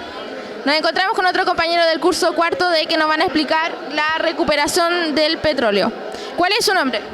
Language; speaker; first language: Spanish; native; Spanish